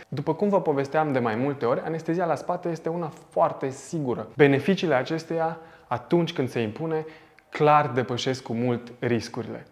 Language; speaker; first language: Romanian; native; Romanian